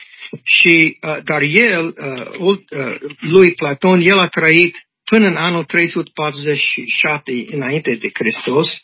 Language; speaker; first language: Romanian; non-native, learner; English